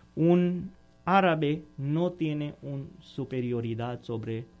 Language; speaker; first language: Spanish; non-native, learner; Urdu